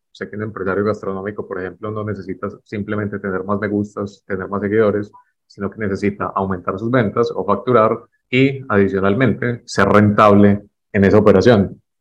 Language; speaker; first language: Spanish; native; Spanish